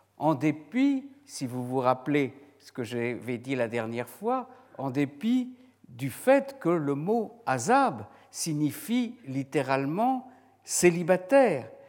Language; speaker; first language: French; native; French